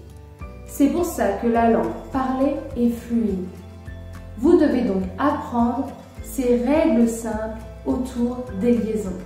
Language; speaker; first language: French; native; French